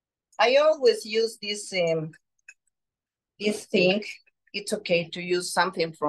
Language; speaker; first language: English; non-native, learner; Spanish